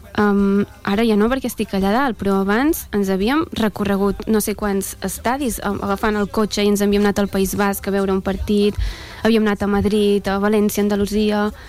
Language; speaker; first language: Catalan; native; Catalan